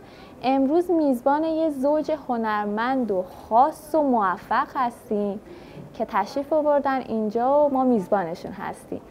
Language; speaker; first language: Persian; native; Persian